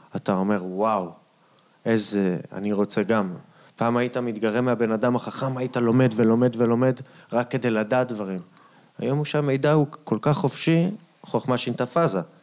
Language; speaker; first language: Hebrew; native; Hebrew